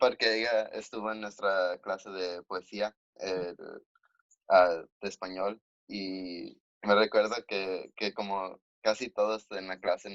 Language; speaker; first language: Spanish; early bilingual, heritage; Spanish